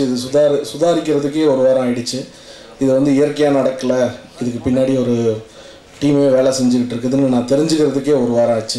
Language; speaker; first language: Tamil; native; Tamil